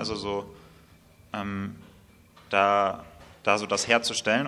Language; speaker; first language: German; native; German